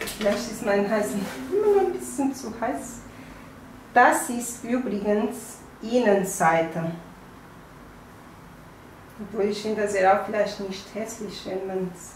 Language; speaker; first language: German; non-native, fluent; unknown